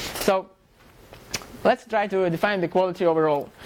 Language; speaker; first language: English; non-native, fluent; Russian